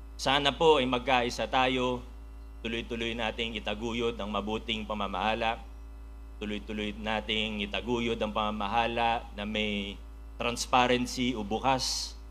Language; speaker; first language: Filipino; native; Filipino